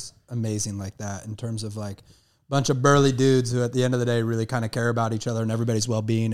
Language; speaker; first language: English; native; English